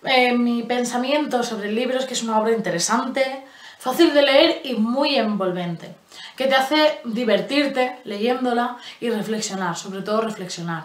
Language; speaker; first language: Spanish; native; Spanish